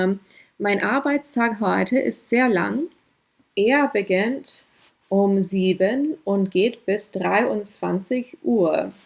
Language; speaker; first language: German; non-native, fluent; English